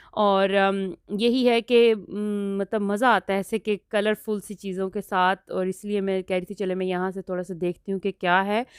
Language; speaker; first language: Urdu; non-native, local second language; Punjabi